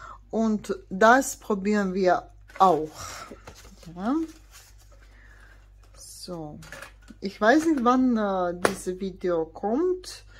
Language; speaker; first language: German; non-native, fluent; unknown